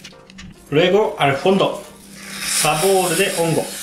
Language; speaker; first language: Spanish; non-native, fluent; Japanese